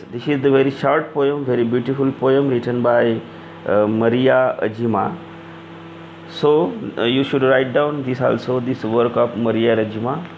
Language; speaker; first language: English; non-native, local second language; Marathi